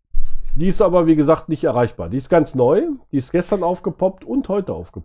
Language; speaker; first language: German; native; German